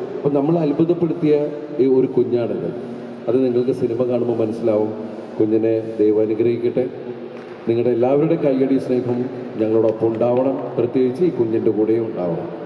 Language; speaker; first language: Malayalam; native; Malayalam